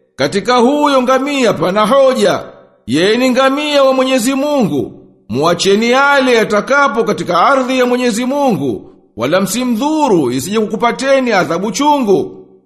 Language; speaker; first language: Swahili; native; Swahili